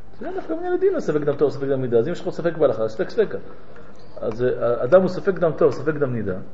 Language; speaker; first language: Hebrew; non-native, fluent; French